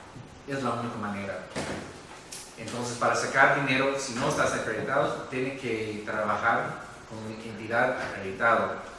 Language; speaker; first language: Spanish; non-native, fluent; English